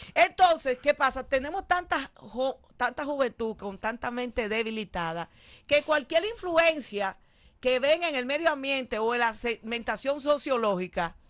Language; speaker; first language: Spanish; native; Spanish